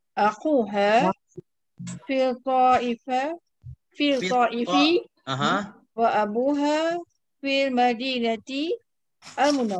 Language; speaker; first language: Arabic; non-native, learner; Malay